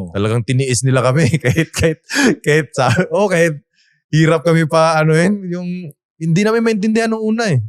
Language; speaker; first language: Filipino; non-native, local second language; Cebuano